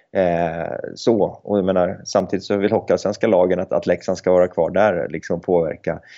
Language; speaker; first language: Swedish; native; Swedish